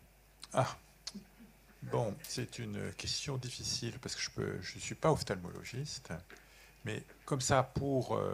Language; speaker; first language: French; native; French